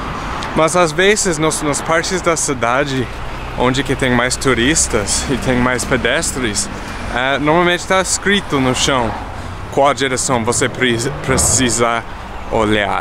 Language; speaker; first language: Portuguese; non-native, fluent; English